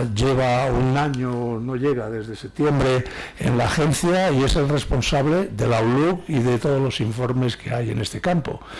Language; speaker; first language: Spanish; native; Spanish